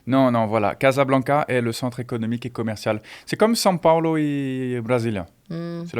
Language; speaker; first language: French; non-native, fluent; Portuguese